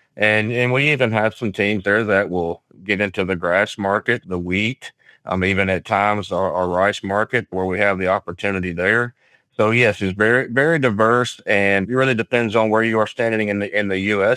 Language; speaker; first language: English; native; English